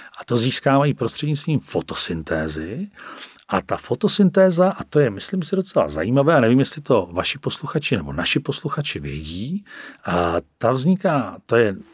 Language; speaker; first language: Czech; native; Czech